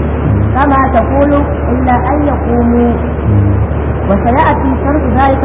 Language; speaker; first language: Arabic; non-native, fluent; Hausa